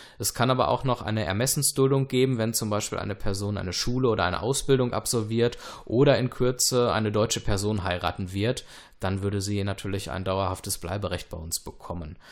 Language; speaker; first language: German; early bilingual, other home language; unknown